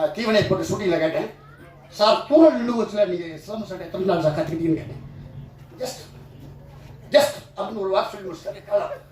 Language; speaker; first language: Tamil; native; Tamil